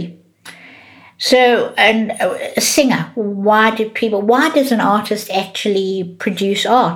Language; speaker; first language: English; native; English